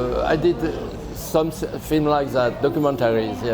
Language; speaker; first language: English; non-native, fluent; French